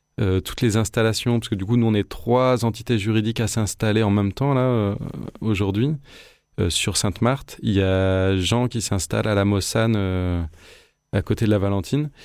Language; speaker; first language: French; native; French